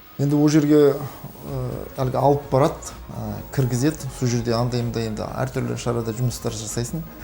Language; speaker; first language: Kazakh; native; Kazakh